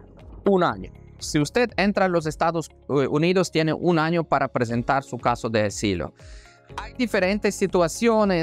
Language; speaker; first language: Spanish; non-native, fluent; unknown